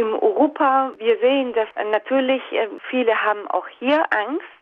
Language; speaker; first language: German; non-native, fluent; Persian